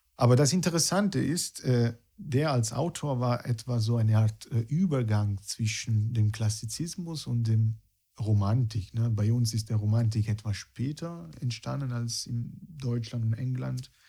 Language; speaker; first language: German; non-native, fluent; Italian